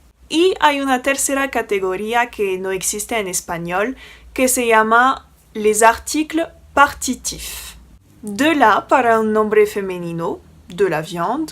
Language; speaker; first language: Spanish; non-native, fluent; French